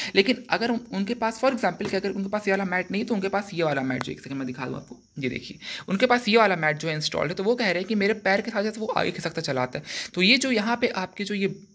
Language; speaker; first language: Hindi; native; Hindi